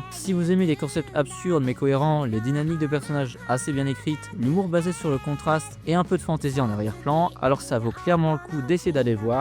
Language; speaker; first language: French; native; French